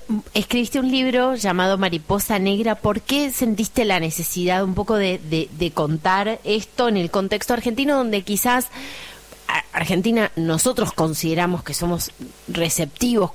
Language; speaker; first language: Spanish; native; Spanish